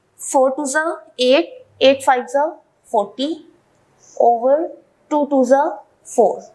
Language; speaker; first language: English; non-native, local second language; Urdu